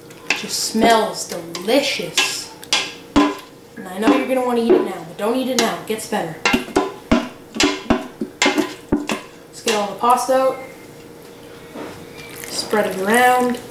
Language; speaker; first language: English; native; English